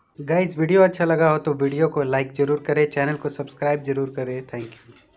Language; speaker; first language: Hindi; native; Hindi